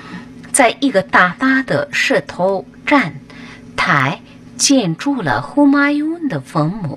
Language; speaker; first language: Chinese; non-native, learner; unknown